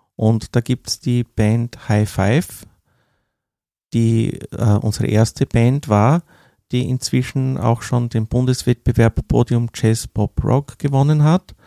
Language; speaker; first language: German; native; German